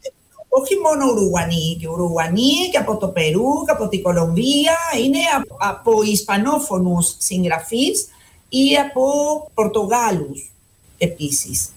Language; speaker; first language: Greek; non-native, fluent; Spanish